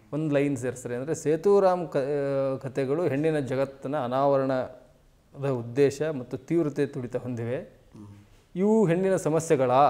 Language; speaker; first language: Kannada; native; Kannada